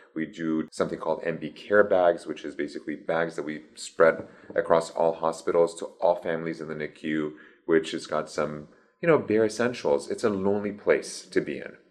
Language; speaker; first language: English; early bilingual, other home language; Persian